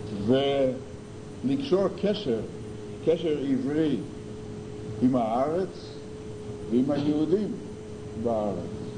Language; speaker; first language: Hebrew; non-native, fluent; English